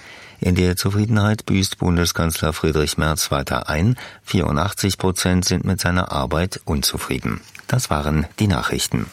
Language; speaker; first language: German; native; German